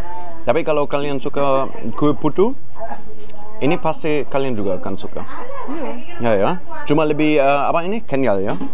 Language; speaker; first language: Indonesian; non-native, fluent; German